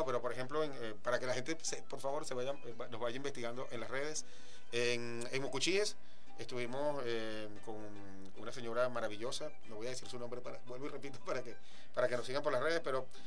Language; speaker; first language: Spanish; native; Spanish